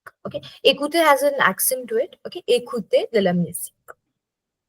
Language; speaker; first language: French; non-native, fluent; English